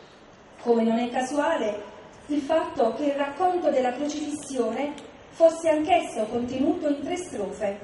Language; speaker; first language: Italian; native; Italian